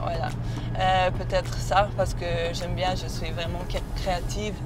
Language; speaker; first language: French; non-native, learner; Serbian